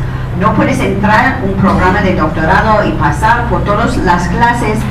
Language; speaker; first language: Spanish; non-native, fluent; English